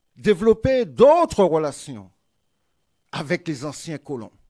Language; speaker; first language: French; native; French